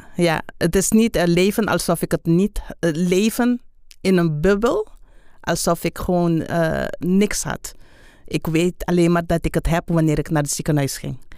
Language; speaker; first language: Dutch; non-native, local second language; Papiamento